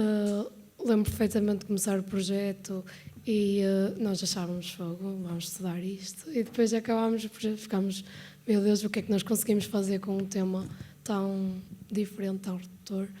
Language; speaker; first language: Portuguese; native; Portuguese